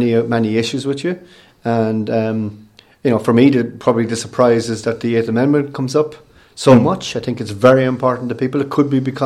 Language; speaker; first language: English; native; English